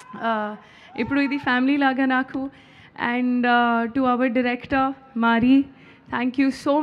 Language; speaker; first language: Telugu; non-native, learner; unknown